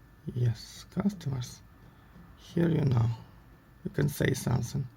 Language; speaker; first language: English; non-native, learner; Russian